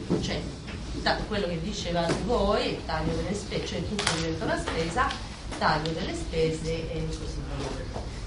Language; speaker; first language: Italian; non-native, fluent; Spanish